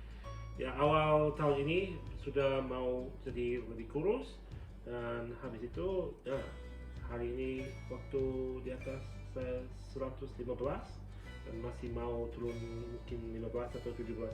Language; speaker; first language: Indonesian; non-native, fluent; English